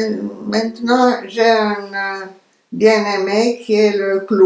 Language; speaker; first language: French; non-native, fluent; Romanian